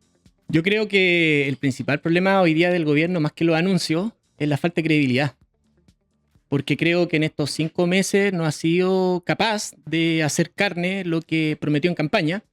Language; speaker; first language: Spanish; native; Spanish